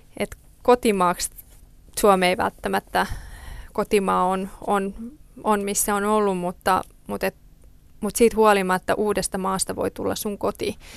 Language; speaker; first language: Finnish; early bilingual, other home language; Persian